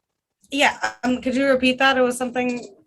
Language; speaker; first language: English; non-native, fluent; Russian